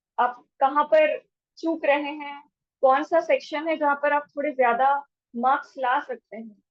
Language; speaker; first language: Hindi; native; Hindi